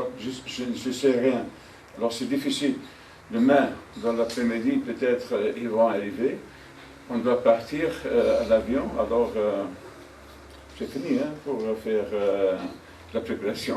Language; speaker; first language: French; non-native, fluent; Dutch